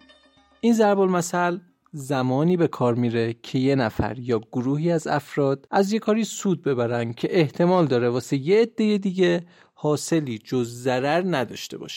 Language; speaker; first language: Persian; native; Persian